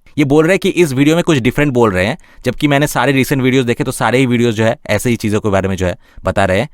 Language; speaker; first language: Hindi; native; Hindi